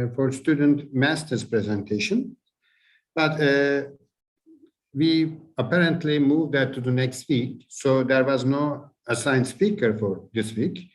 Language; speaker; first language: English; non-native, fluent; Turkish